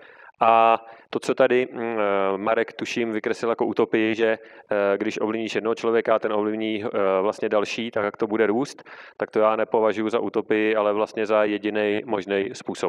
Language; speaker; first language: Czech; native; Czech